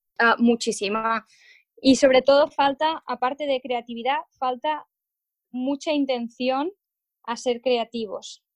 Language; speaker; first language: Spanish; non-native, local second language; Catalan